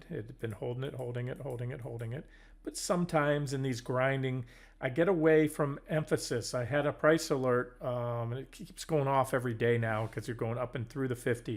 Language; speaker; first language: English; native; English